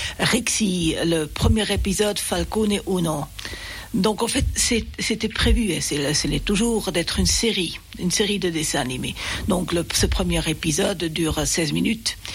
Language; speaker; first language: French; early bilingual, other home language; Italian